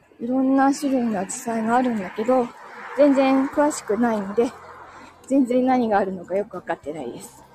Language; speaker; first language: Japanese; native; Japanese